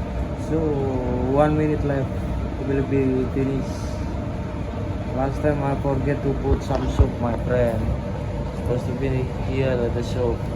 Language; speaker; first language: English; non-native, learner; Indonesian